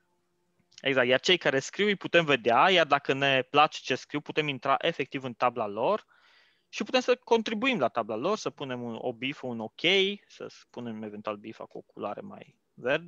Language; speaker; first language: Romanian; native; Romanian